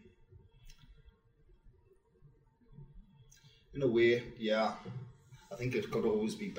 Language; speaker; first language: English; native; English